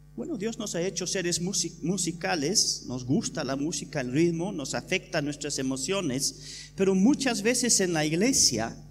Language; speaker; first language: Spanish; non-native, fluent; English